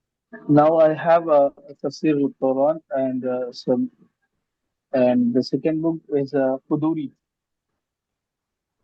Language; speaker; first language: English; non-native, learner; Hindi